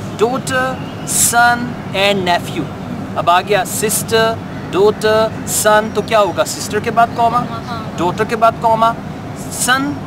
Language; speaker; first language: Urdu; native; Urdu